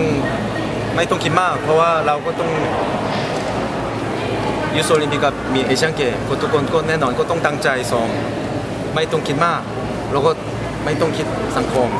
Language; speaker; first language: Thai; non-native, fluent; Korean